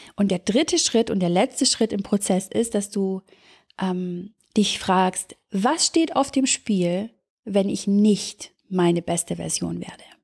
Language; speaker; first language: German; early bilingual, other home language; Serbian